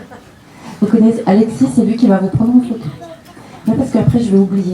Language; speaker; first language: French; native; French